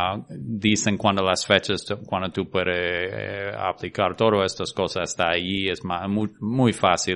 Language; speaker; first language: Spanish; non-native, fluent; English